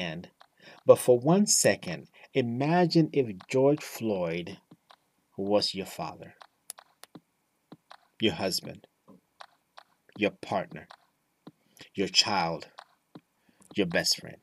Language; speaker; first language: English; non-native, local second language; Ewe